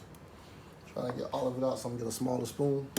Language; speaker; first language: English; native; English